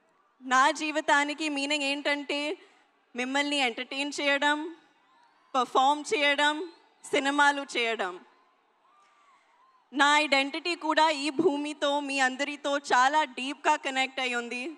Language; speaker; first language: Telugu; non-native, learner; Hindi